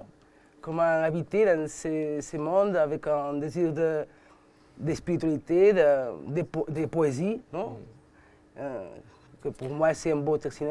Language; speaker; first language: French; non-native, learner; Catalan